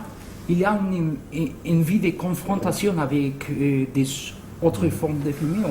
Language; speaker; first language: French; non-native, fluent; Spanish